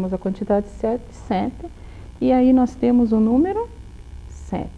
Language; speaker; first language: Portuguese; native; Portuguese